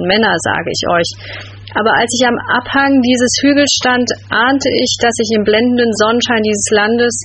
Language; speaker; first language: German; native; German